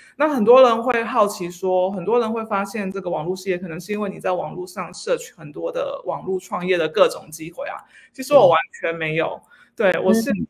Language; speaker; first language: Chinese; native; Chinese